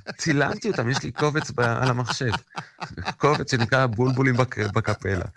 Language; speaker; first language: Hebrew; native; Hebrew